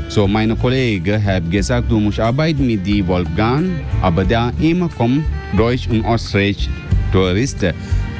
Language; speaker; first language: German; non-native, learner; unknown